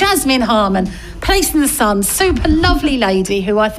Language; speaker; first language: English; native; English